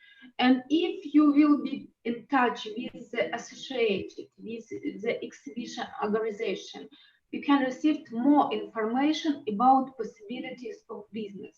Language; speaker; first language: English; non-native, learner; Russian